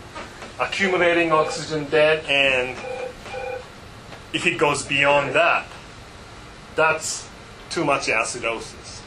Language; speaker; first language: English; non-native, fluent; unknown